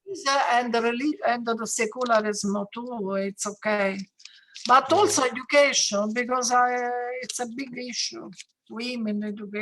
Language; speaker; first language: English; non-native, learner; Italian